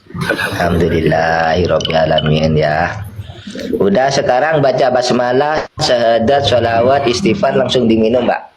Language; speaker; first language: Indonesian; non-native, local second language; Madurese